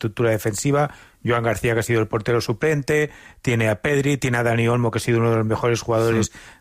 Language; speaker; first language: Spanish; native; Spanish